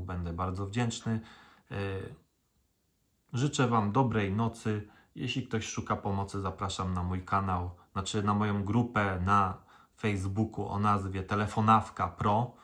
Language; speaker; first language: Polish; native; Polish